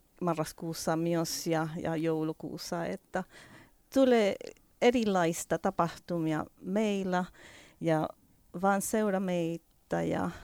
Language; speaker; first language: Finnish; non-native, learner; Spanish